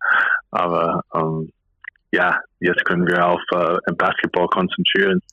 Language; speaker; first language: German; non-native, fluent; English